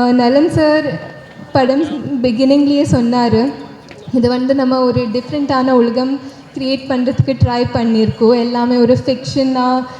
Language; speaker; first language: Tamil; non-native, learner; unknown